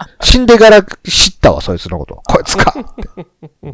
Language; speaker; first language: Japanese; native; Japanese